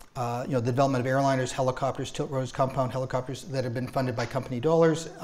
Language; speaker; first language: English; native; English